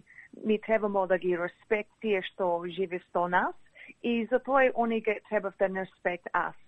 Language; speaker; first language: Macedonian; early bilingual, heritage; English